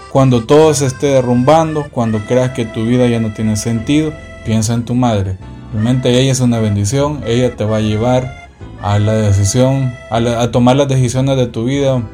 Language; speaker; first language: Spanish; native; Spanish